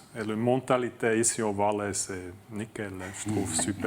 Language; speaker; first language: French; non-native, learner; German